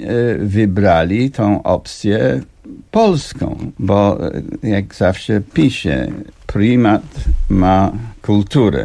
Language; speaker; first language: Polish; non-native, fluent; English